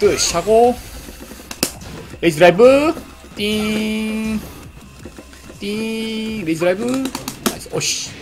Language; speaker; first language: English; non-native, learner; Korean